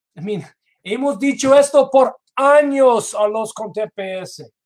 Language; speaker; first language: Spanish; non-native, fluent; English